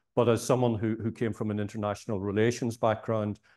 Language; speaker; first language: English; native; English